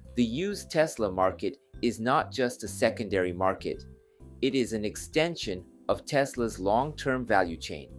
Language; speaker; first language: English; non-native, fluent; Japanese